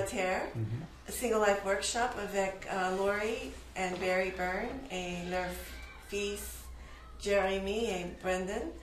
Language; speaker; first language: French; non-native, fluent; English